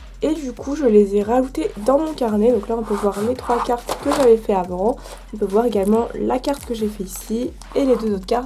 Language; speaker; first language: French; native; French